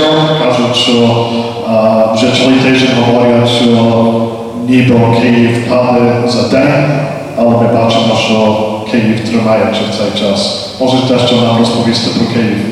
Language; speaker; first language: Ukrainian; early bilingual, heritage; Ukrainian